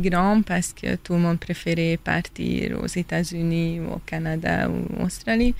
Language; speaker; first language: French; non-native, fluent; Hungarian